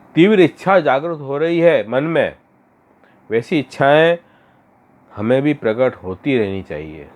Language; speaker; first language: Hindi; non-native, local second language; Gujarati